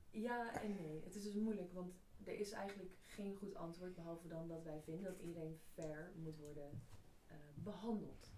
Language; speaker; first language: Dutch; native; Dutch